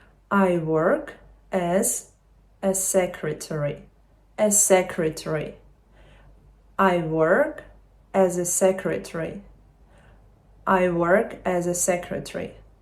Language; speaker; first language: English; non-native, fluent; Ukrainian